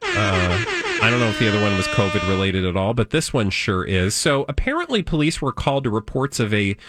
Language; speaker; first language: English; native; English